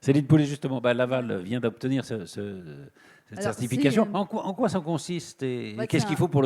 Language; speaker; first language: French; native; French